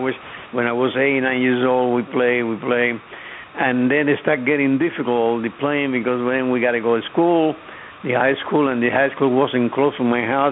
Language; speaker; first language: English; non-native, fluent; Spanish